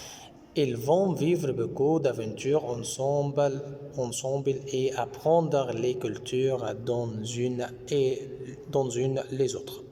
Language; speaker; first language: French; non-native, fluent; Arabic